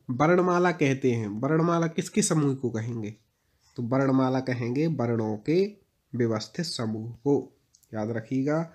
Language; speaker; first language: Hindi; native; Hindi